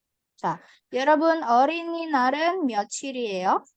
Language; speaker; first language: Korean; non-native, fluent; Indonesian